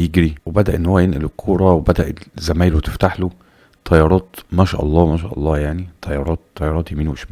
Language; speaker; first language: Arabic; native; Arabic